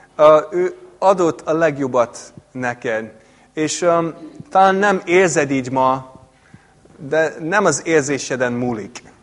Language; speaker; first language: Hungarian; non-native, fluent; English